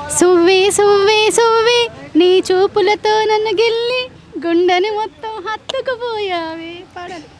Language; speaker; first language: Telugu; native; Telugu